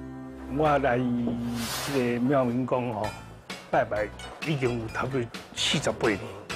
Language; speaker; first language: Chinese; native; Chinese